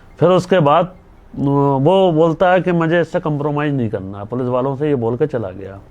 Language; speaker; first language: Hindi; native; Hindi